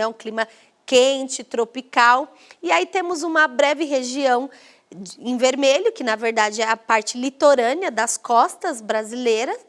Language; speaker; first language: Portuguese; native; Portuguese